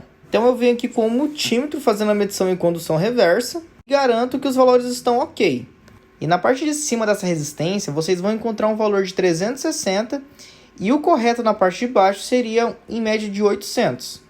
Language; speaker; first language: Portuguese; native; Portuguese